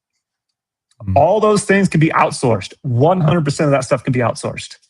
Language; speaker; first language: English; native; English